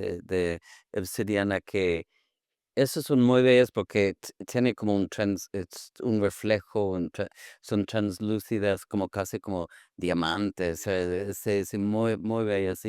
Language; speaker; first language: Spanish; non-native, fluent; English